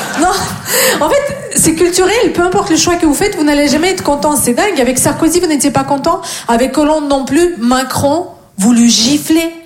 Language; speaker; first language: French; non-native, fluent; Russian